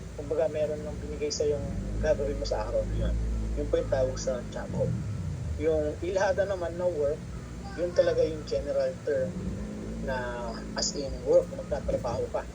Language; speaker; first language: Filipino; non-native, local second language; Pampanga